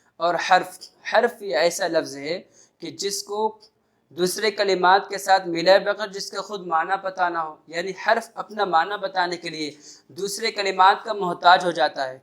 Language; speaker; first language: Urdu; native; Urdu